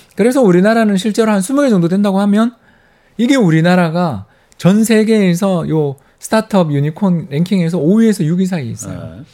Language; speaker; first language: Korean; native; Korean